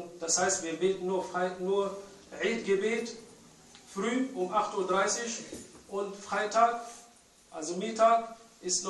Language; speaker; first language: German; non-native, fluent; Arabic